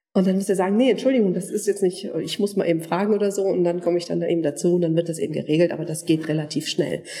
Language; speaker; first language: German; non-native, fluent; Turkish